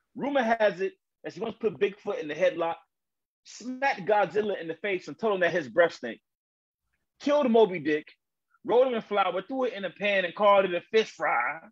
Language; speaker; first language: English; native; English